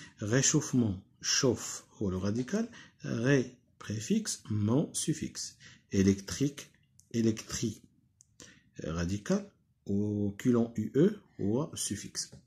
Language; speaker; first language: French; non-native, local second language; Arabic